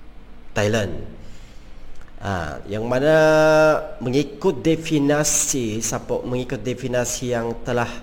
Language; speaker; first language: Malay; native; Malay